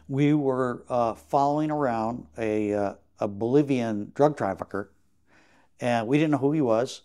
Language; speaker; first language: English; native; English